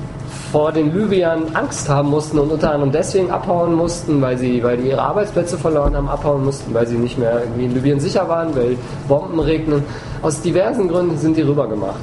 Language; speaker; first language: German; native; German